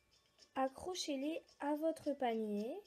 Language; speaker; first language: French; native; French